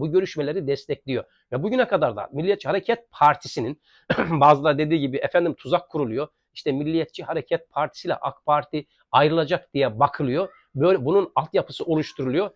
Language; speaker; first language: Turkish; native; Turkish